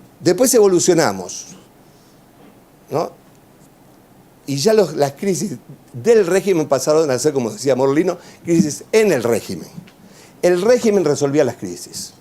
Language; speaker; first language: Spanish; native; Spanish